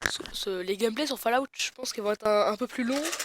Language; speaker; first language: French; native; French